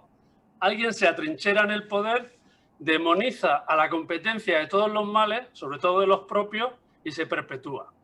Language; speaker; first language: Spanish; native; Spanish